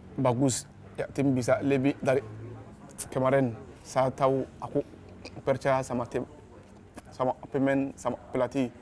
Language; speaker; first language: Malay; non-native, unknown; Bambara